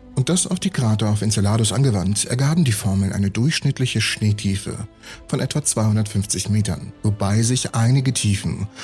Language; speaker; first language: German; early bilingual, other home language; Russian